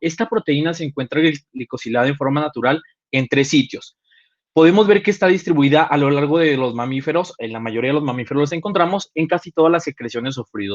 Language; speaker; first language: Spanish; native; Spanish